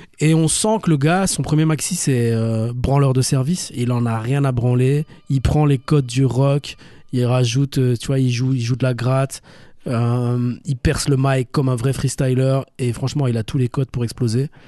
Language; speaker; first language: French; native; French